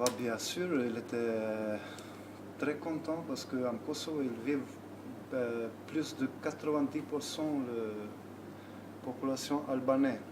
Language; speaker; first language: French; non-native, learner; Albanian